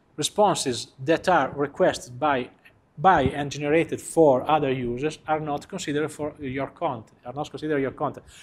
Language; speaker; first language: English; non-native, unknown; Italian